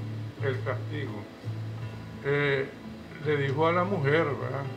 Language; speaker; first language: Spanish; native; Spanish